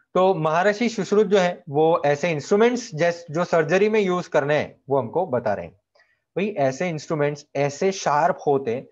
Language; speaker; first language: Hindi; non-native, local second language; Gujarati